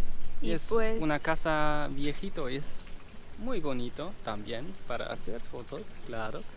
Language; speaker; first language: Spanish; non-native, fluent; German